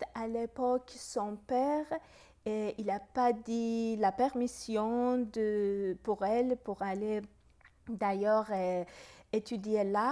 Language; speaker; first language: French; non-native, fluent; Persian